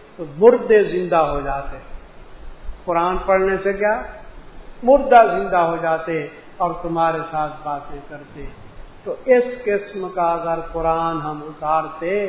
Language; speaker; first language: Urdu; non-native, local second language; Punjabi